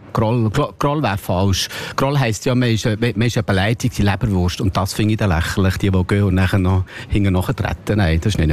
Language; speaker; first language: German; native; German